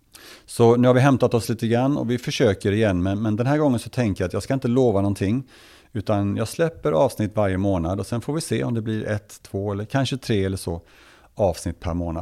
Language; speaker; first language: Swedish; native; Swedish